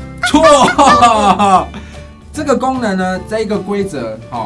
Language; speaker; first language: Chinese; native; Chinese